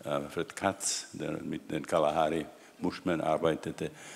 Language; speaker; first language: German; non-native, fluent; Czech